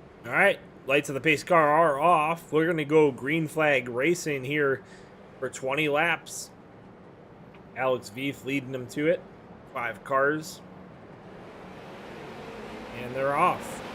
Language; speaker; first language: English; native; English